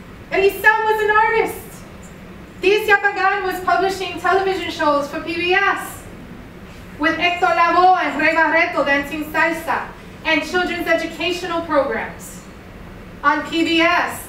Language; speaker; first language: English; early bilingual, other home language; Spanish